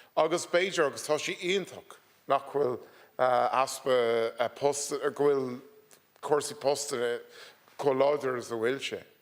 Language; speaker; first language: Irish; non-native, local second language; English